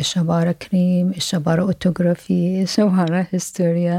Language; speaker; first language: Norwegian; non-native, fluent; Arabic